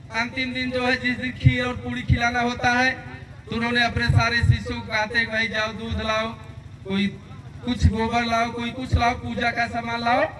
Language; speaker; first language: Hindi; native; Hindi